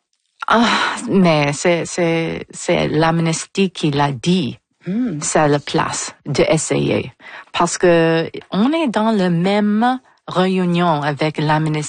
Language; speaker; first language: French; non-native, local second language; English